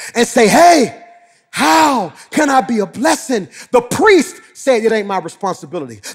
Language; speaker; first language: English; native; English